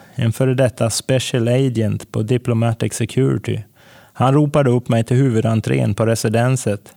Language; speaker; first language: Swedish; native; Swedish